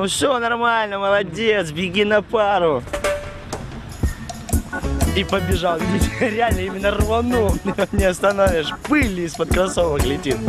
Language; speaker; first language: Russian; native; Russian